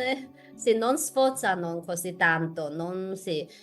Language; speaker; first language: Italian; non-native, fluent; Chinese